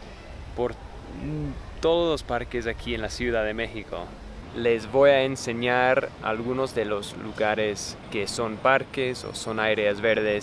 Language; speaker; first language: Spanish; non-native, fluent; English